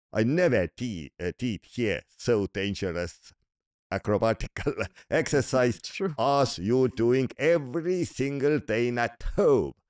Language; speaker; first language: English; non-native, learner; Estonian